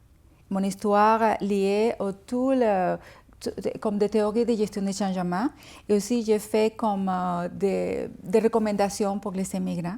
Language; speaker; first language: French; non-native, fluent; Spanish